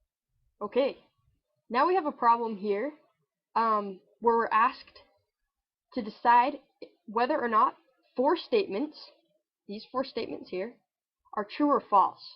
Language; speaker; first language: English; native; English